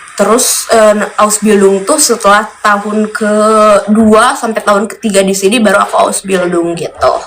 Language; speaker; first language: Indonesian; native; Indonesian